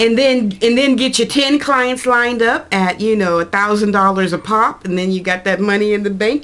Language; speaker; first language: English; native; English